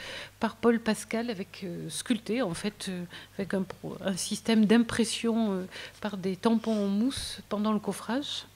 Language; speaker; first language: French; native; French